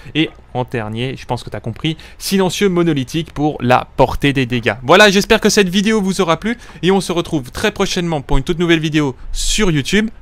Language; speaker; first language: French; native; French